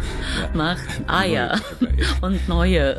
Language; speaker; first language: German; non-native, learner; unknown